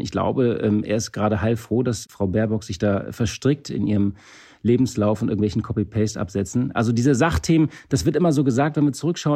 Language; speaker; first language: German; native; German